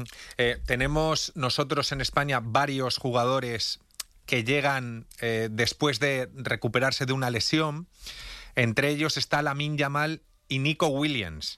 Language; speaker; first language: Spanish; native; Spanish